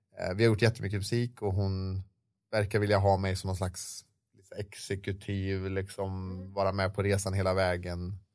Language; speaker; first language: Swedish; native; Swedish